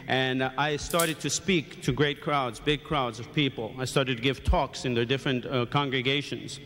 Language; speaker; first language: English; native; English